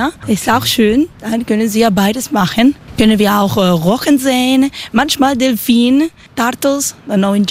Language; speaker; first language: German; non-native, learner; Spanish